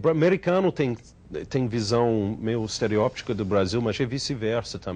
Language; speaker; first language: Portuguese; non-native, fluent; English